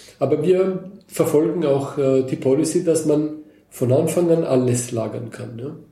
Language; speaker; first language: German; native; German